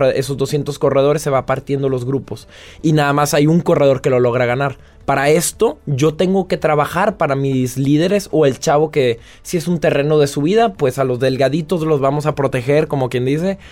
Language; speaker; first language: Spanish; native; Spanish